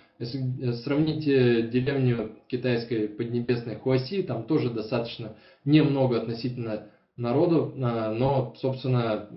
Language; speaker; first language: Russian; native; Russian